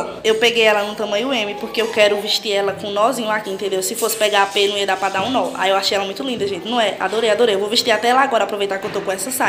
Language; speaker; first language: Portuguese; native; Portuguese